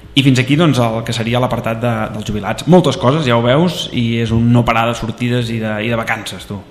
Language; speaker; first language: Catalan; native; Catalan